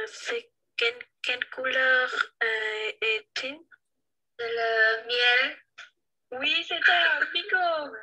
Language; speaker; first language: French; non-native, learner; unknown